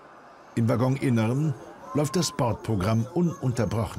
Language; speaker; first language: German; native; German